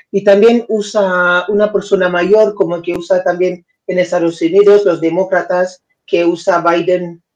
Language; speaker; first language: Spanish; non-native, fluent; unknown